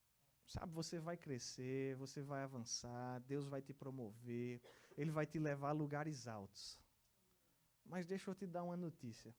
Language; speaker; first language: Portuguese; native; Portuguese